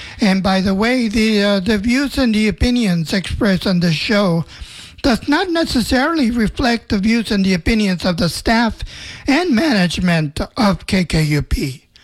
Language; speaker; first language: English; native; English